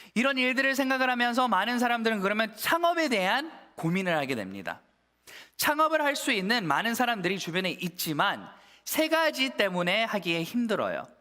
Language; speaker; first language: Korean; early bilingual, heritage; Korean